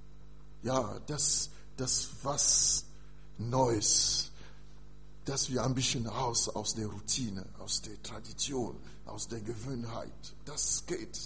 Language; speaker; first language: German; non-native, fluent; French